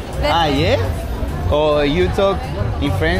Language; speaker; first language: English; non-native, learner; Spanish